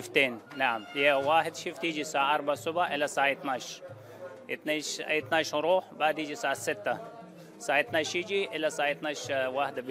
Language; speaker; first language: Arabic; non-native, learner; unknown